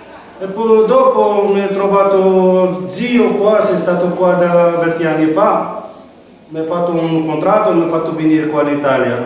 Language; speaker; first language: Italian; non-native, learner; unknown